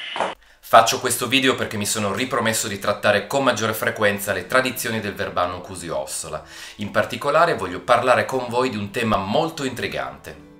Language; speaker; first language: Italian; native; Italian